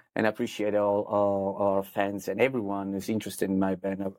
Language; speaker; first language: English; non-native, fluent; Italian